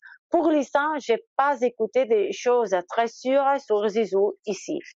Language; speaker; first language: French; non-native, fluent; Italian